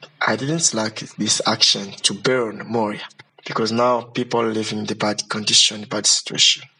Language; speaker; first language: English; non-native, learner; Lingala